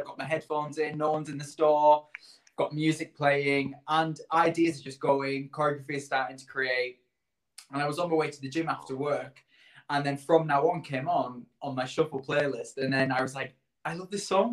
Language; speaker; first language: English; native; English